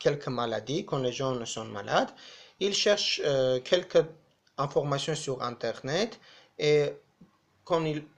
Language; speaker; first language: French; non-native, fluent; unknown